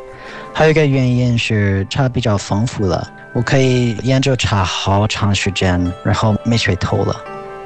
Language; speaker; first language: Chinese; non-native, fluent; English